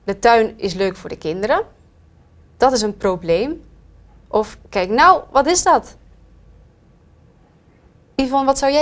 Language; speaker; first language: Dutch; native; Dutch